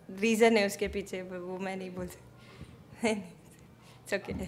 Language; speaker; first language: Hindi; native; Hindi